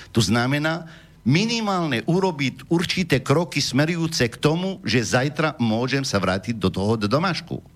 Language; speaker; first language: Slovak; non-native, fluent; Arabic